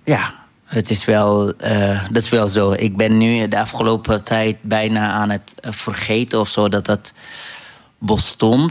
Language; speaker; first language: Dutch; non-native, fluent; Arabic